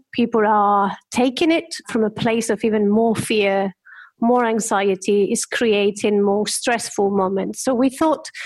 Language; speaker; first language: English; non-native, fluent; Spanish